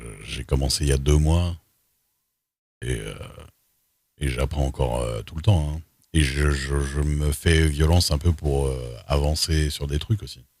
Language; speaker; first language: French; native; French